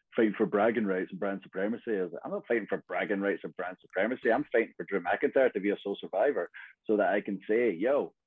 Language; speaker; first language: English; native; English